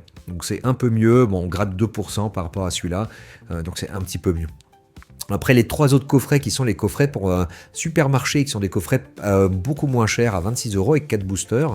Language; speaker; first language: French; native; French